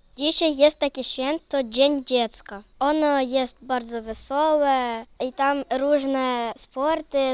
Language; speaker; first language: Polish; non-native, learner; Ukrainian